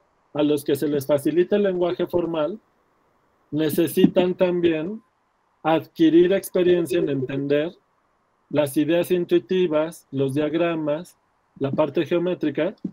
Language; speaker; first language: Spanish; native; Spanish